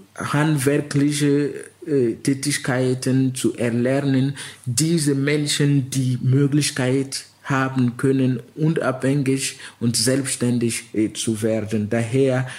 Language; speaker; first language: German; non-native, fluent; Mossi